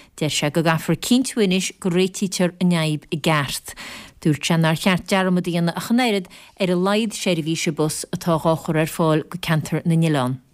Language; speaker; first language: Irish; native; Irish